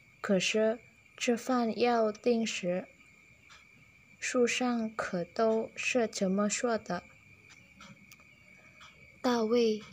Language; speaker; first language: Chinese; non-native, learner; Indonesian